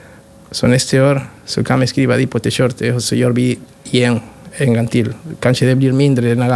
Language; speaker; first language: Norwegian; non-native, fluent; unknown